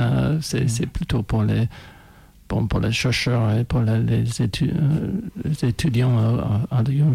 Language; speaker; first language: French; non-native, fluent; English